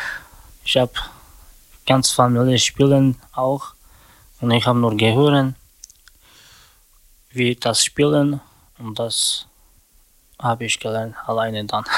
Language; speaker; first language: German; non-native, learner; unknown